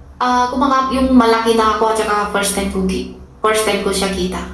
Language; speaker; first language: Filipino; non-native, learner; Chinese